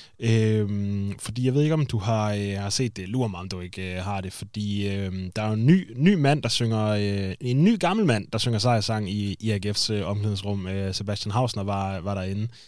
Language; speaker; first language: Danish; native; Danish